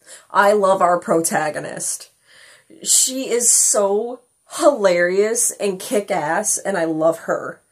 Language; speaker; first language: English; native; English